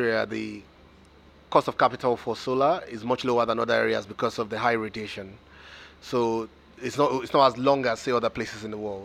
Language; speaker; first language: English; non-native, local second language; Yoruba